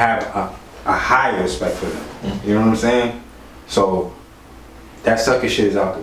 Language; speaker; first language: English; native; English